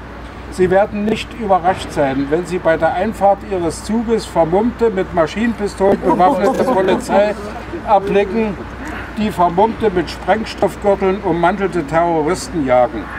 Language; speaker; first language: German; native; German